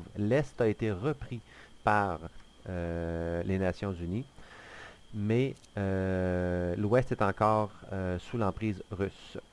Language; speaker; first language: French; native; French